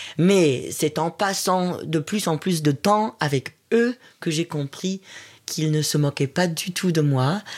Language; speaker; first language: French; non-native, fluent; German